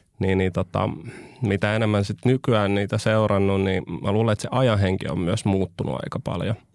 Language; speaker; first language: Finnish; early bilingual, other home language; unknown